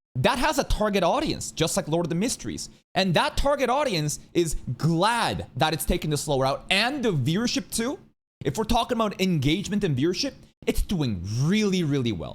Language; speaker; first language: English; native; English